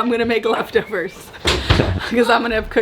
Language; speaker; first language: English; native; English